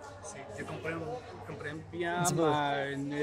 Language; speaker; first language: French; non-native, learner; Spanish